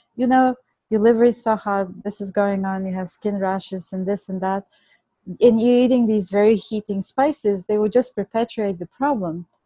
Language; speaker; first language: English; non-native, fluent; Bulgarian